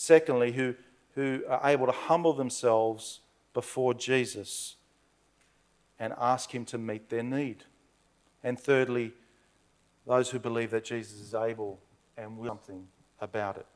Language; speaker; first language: English; native; English